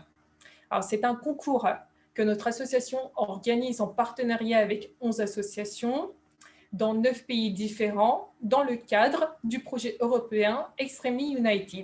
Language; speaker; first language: French; native; French